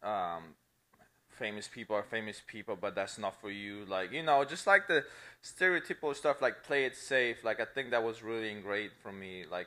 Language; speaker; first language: English; non-native, fluent; Italian